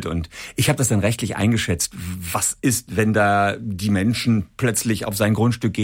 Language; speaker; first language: German; native; German